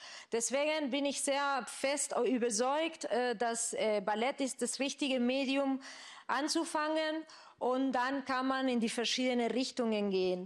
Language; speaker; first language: German; non-native, fluent; Spanish